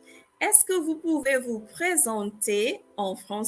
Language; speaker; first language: French; non-native, fluent; English